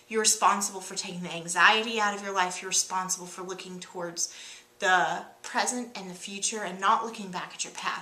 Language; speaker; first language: English; native; English